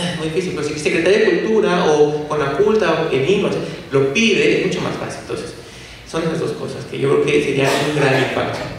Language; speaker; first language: Spanish; native; Spanish